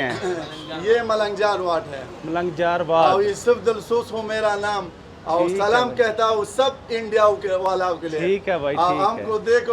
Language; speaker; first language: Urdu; non-native, learner; Pashto